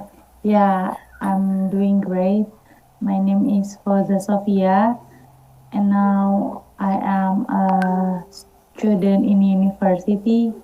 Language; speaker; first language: English; non-native, learner; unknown